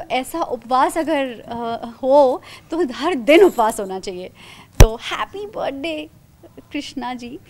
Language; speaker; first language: Hindi; native; Hindi